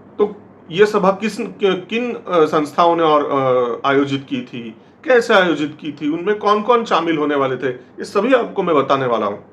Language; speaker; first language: Hindi; non-native, local second language; Marathi